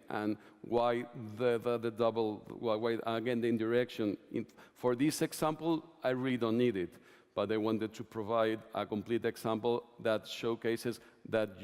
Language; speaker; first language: English; non-native, fluent; Spanish